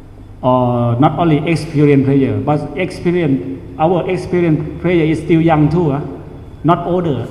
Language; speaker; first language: English; non-native, learner; Thai